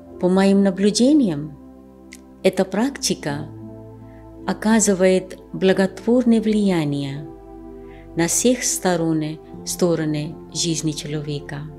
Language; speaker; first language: Russian; non-native, fluent; Hindi